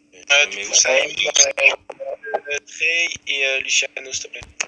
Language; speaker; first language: French; native; French